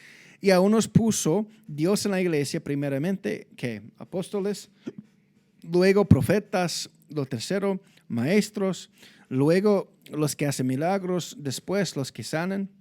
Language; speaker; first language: Spanish; non-native, fluent; English